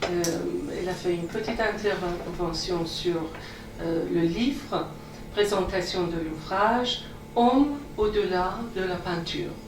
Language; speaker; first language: French; non-native, fluent; Persian